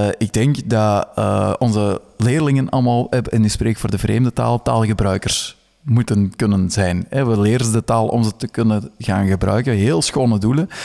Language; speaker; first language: Dutch; native; Dutch